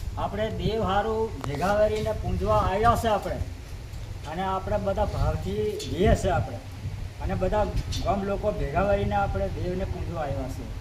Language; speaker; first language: Gujarati; non-native, local second language; Rathawi